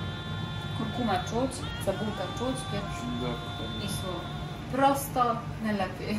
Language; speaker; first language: Polish; native; Polish